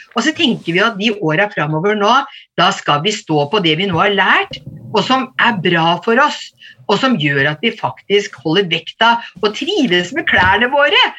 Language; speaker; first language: Norwegian; native; Norwegian